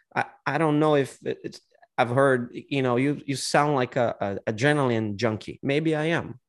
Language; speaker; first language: English; non-native, fluent; Portuguese